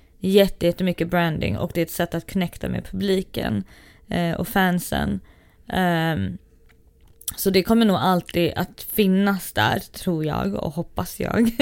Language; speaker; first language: Swedish; native; Swedish